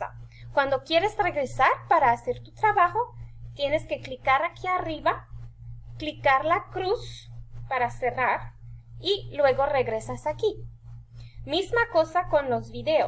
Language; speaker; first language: Spanish; non-native, fluent; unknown